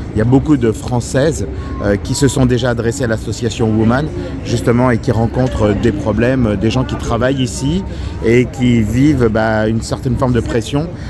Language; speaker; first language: French; native; French